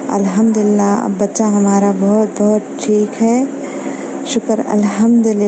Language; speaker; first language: Urdu; native; Urdu